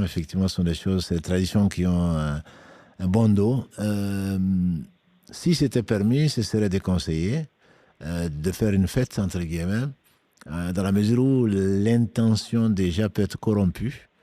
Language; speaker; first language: French; native; French